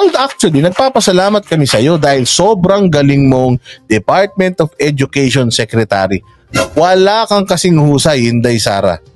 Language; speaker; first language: Filipino; non-native, local second language; Iloko